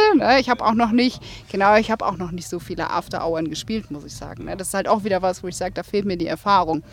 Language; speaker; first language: German; native; German